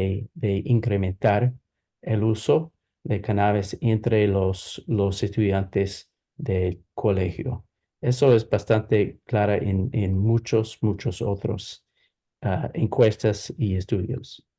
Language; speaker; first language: Spanish; non-native, fluent; English